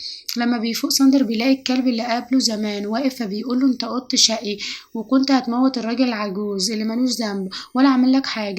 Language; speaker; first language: Arabic; native; Arabic